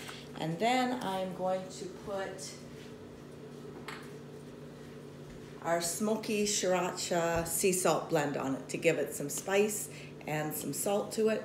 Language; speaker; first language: English; native; English